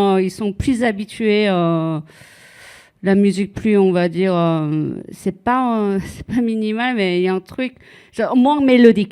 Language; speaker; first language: French; non-native, fluent; Korean